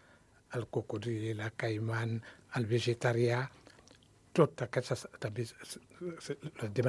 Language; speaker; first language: Catalan; non-native, learner; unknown